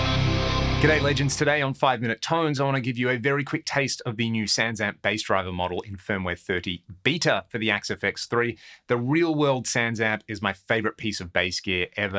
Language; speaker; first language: English; native; English